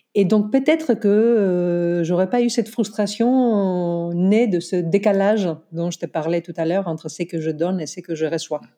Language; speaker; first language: French; non-native, fluent; Greek